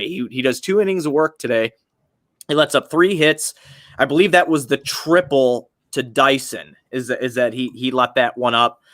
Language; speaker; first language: English; native; English